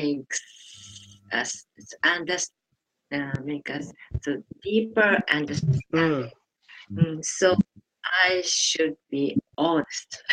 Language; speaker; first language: English; non-native, learner; Japanese